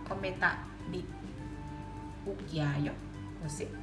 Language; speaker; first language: Italian; non-native, learner; Thai